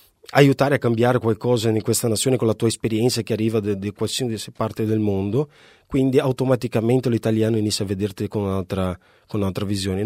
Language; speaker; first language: Italian; non-native, fluent; Portuguese